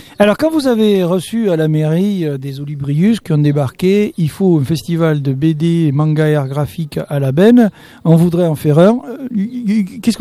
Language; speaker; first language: French; native; French